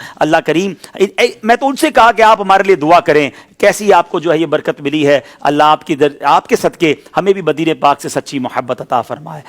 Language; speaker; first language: Urdu; native; Urdu